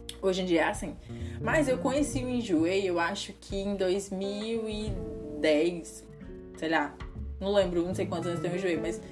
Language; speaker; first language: Portuguese; native; Portuguese